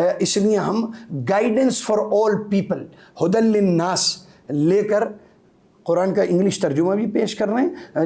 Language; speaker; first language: Urdu; native; Urdu